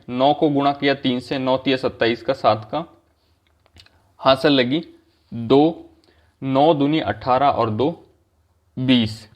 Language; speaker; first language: Hindi; native; Hindi